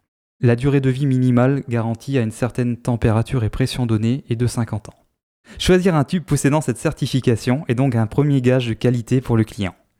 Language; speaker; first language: French; native; French